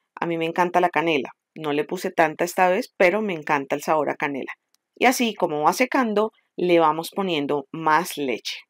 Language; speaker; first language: Spanish; native; Spanish